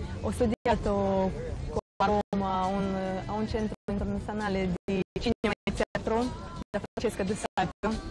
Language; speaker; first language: Italian; non-native, learner; Russian